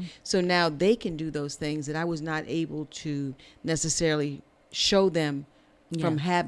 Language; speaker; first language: English; native; English